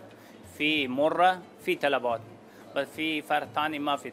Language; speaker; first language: Arabic; non-native, learner; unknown